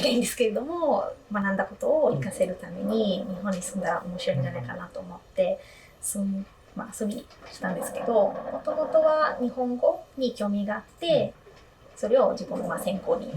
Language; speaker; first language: Japanese; non-native, fluent; Italian